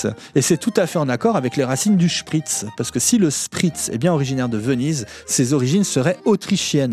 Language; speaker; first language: French; native; French